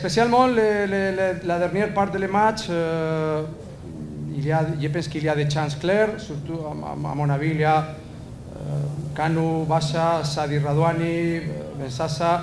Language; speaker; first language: French; non-native, learner; Spanish